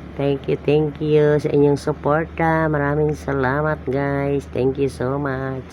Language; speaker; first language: Filipino; non-native, local second language; Hiligaynon